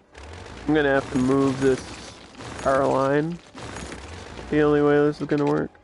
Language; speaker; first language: English; native; English